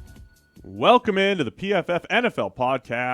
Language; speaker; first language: English; native; English